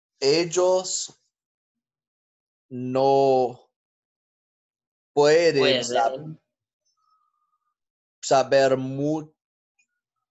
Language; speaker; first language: Spanish; non-native, learner; English